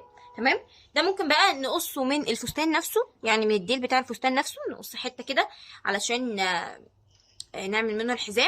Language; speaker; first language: Arabic; native; Arabic